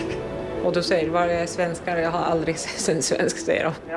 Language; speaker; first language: Swedish; non-native, fluent; Arabic